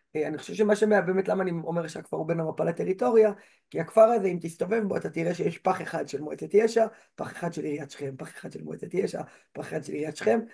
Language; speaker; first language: Hebrew; native; Hebrew